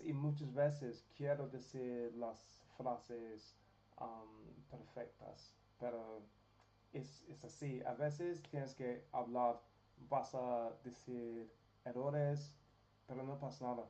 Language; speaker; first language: Spanish; non-native, learner; English